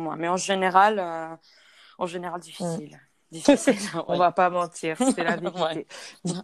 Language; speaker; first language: French; non-native, fluent; Spanish